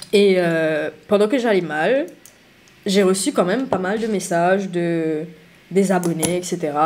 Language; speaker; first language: French; non-native, local second language; Morisyen